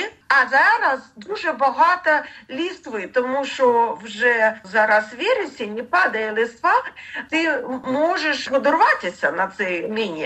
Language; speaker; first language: Ukrainian; non-native, learner; Russian